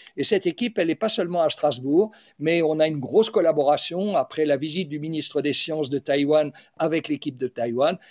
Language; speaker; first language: French; native; French